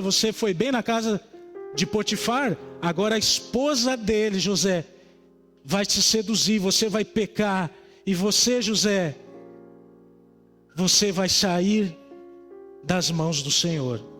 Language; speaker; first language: Portuguese; native; Portuguese